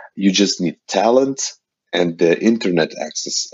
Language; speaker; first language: English; non-native, fluent; Ukrainian